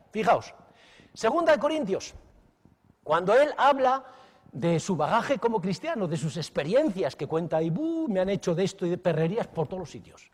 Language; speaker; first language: Spanish; native; Spanish